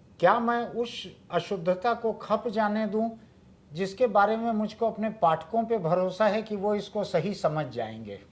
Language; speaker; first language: Hindi; native; Hindi